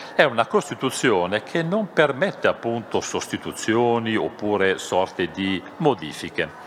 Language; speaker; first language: Italian; non-native, fluent; German